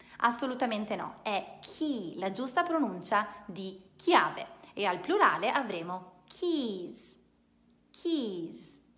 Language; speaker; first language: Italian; native; Italian